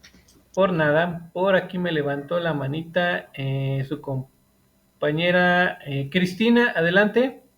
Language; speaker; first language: Spanish; native; Spanish